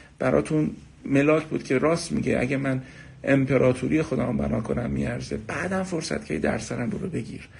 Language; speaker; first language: Persian; native; Persian